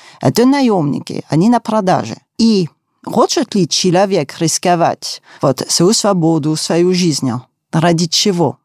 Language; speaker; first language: Russian; non-native, fluent; French